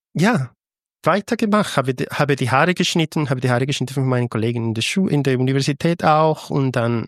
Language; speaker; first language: German; non-native, fluent; Spanish